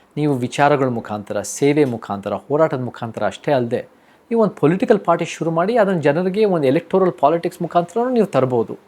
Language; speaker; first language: Kannada; early bilingual, heritage; Kannada